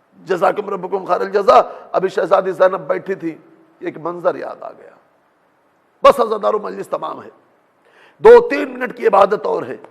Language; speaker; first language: Urdu; native; Urdu